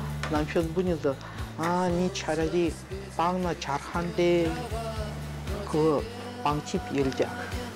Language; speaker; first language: Korean; non-native, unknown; Russian